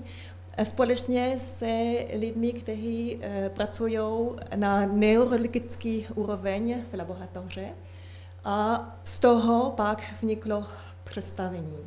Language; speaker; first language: Czech; non-native, learner; French